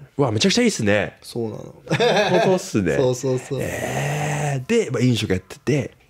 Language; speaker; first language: Japanese; native; Japanese